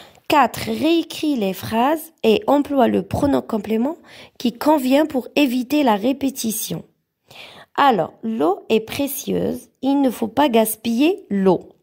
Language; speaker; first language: French; non-native, local second language; Arabic